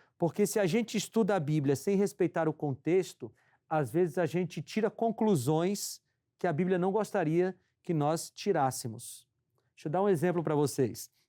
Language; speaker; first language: Portuguese; native; Portuguese